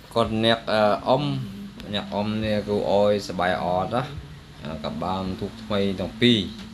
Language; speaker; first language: Khmer; non-native, local second language; Vietnamese